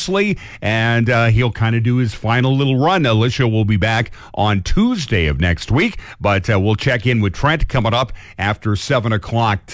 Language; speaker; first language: English; native; English